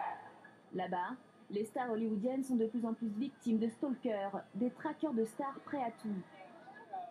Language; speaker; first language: French; native; French